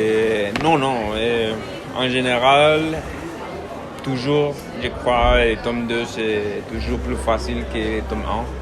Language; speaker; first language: French; non-native, learner; Spanish